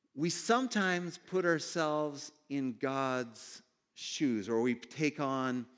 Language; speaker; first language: English; native; English